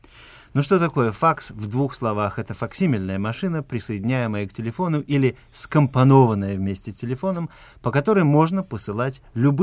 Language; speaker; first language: Russian; native; Russian